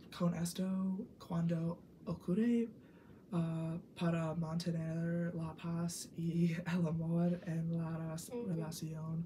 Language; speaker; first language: Spanish; non-native, learner; English